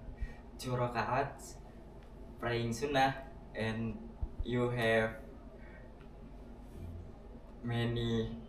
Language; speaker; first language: English; non-native, learner; Indonesian